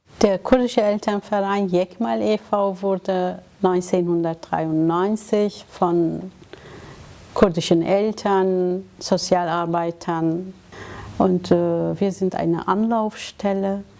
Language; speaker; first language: German; non-native, fluent; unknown